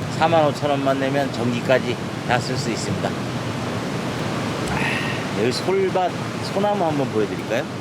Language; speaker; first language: Korean; native; Korean